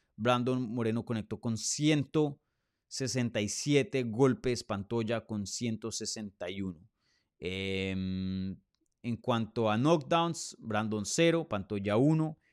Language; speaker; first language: Spanish; native; Spanish